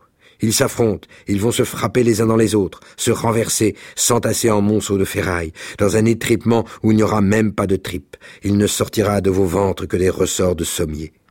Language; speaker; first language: French; native; French